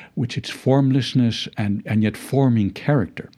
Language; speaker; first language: English; early bilingual, other home language; Spanish